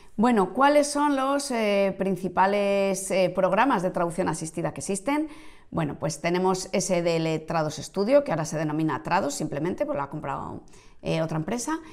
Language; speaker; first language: Spanish; native; Spanish